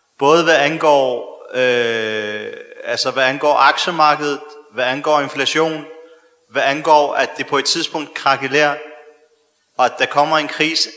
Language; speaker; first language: Danish; early bilingual, other home language; Arabic